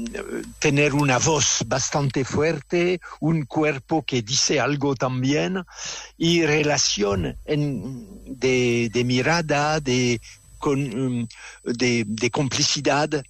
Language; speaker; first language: Spanish; non-native, fluent; French